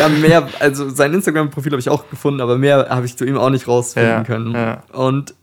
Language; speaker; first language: German; native; German